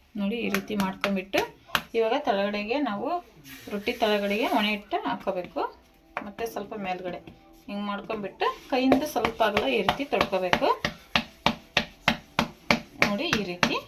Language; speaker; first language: Kannada; native; Kannada